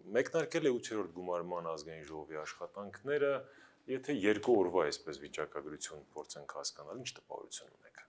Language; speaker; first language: Armenian; native; Armenian